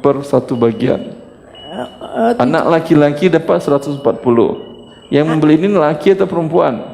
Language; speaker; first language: Indonesian; native; Indonesian